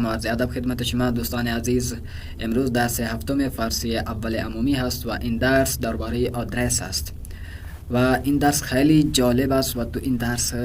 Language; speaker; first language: Persian; non-native, fluent; Urdu